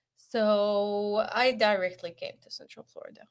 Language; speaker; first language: English; non-native, fluent; Arabic